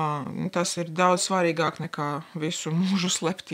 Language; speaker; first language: Latvian; non-native, local second language; Russian